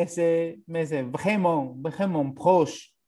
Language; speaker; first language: French; non-native, learner; English